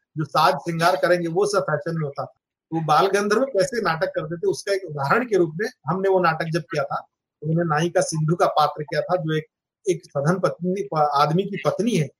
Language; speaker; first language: Hindi; non-native, local second language; Marathi